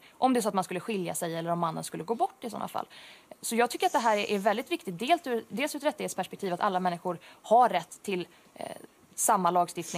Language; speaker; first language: Swedish; native; Swedish